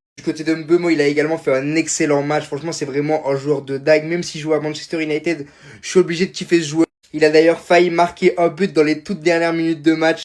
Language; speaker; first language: French; native; French